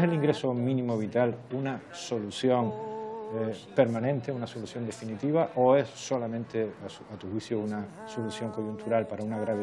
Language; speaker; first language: Spanish; native; Spanish